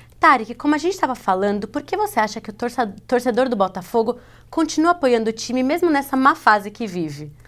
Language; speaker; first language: Portuguese; native; Portuguese